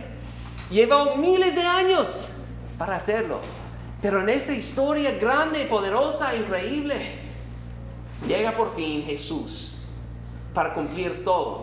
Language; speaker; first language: Spanish; non-native, fluent; English